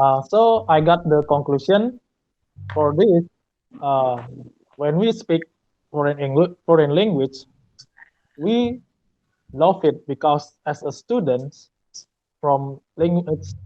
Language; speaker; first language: English; non-native, learner; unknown